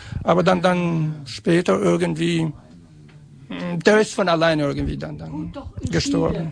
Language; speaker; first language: German; non-native, fluent; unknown